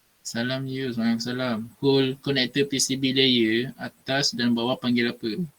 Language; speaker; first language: Malay; native; Malay